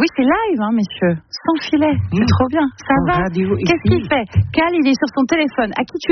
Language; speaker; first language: French; native; French